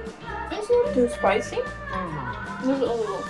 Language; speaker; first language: English; non-native, fluent; Ukrainian